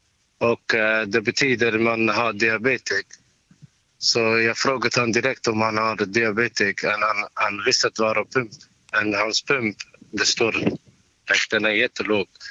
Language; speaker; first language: Swedish; non-native, fluent; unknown